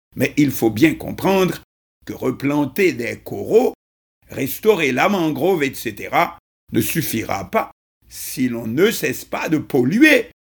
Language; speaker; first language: French; non-native, local second language; Haitian Creole